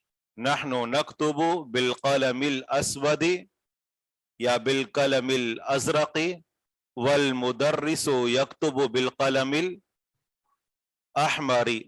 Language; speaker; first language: Urdu; native; Urdu